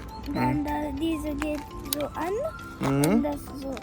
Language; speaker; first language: German; non-native, learner; Marathi